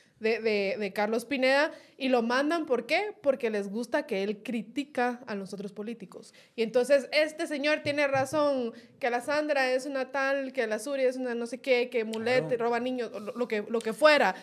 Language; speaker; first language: Spanish; native; Spanish